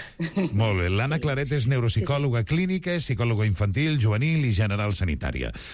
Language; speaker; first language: Catalan; native; Catalan